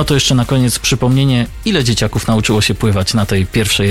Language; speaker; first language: Polish; native; Polish